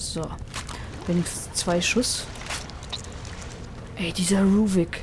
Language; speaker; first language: German; native; German